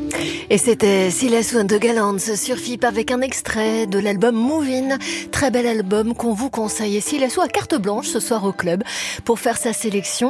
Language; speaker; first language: French; native; French